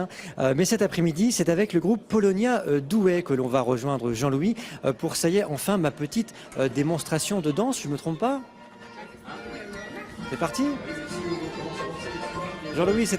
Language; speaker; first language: French; native; French